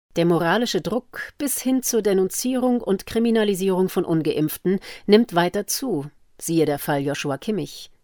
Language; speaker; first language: German; native; German